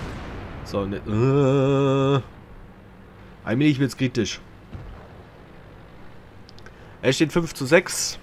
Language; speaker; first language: German; native; German